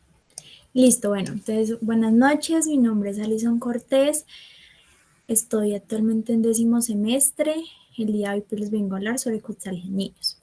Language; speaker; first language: Spanish; native; Spanish